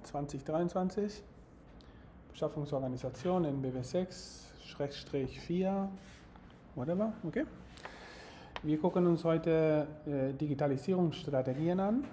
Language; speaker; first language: German; non-native, fluent; Spanish